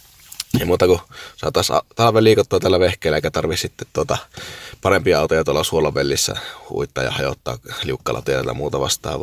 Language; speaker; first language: Finnish; native; Finnish